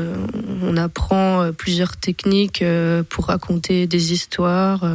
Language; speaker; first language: French; native; French